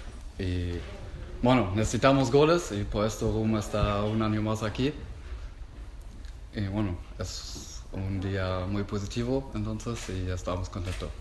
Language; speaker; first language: Spanish; non-native, fluent; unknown